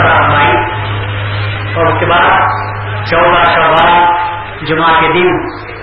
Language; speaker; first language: Urdu; native; Urdu